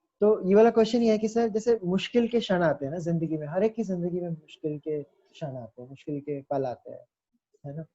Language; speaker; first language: Hindi; native; Hindi